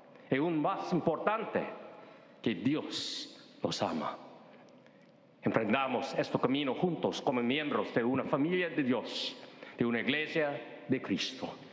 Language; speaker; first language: Spanish; non-native, learner; English